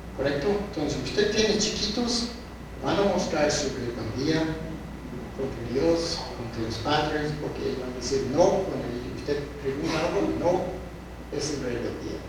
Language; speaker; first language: Spanish; non-native, fluent; English